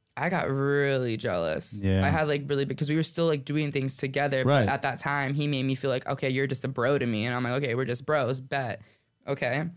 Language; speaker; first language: English; native; English